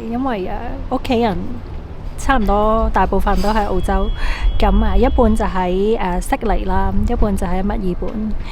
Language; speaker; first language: Cantonese; early bilingual, heritage; Cantonese